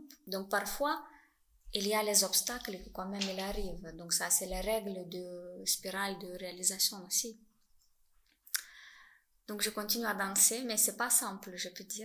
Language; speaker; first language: French; non-native, fluent; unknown